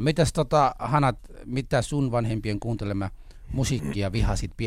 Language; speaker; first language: Finnish; early bilingual, other home language; Somali